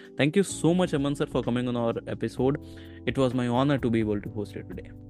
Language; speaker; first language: English; non-native, local second language; Hindi